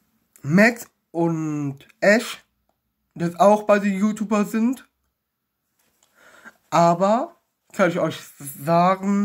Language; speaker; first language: German; non-native, learner; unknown